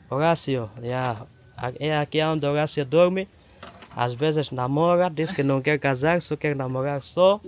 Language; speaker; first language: Portuguese; non-native, learner; Bangla